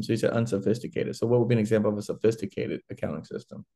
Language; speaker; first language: English; native; English